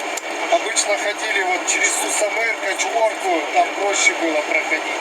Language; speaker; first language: Russian; native; Russian